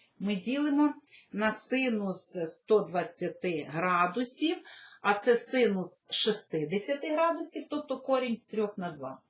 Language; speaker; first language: Ukrainian; native; Ukrainian